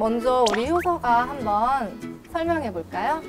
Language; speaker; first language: Korean; native; Korean